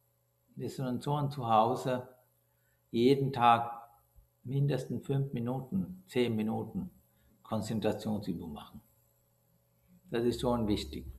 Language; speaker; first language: German; non-native, learner; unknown